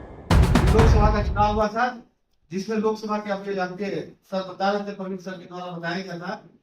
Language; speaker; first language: Hindi; native; Hindi